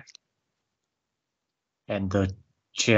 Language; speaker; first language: English; non-native, learner; Vietnamese